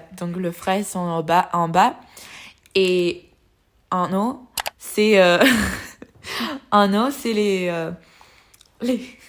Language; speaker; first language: French; non-native, learner; Spanish